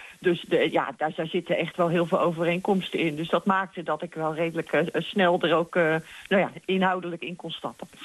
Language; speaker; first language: Dutch; native; Dutch